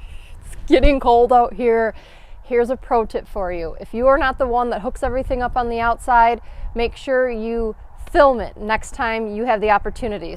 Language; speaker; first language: English; native; English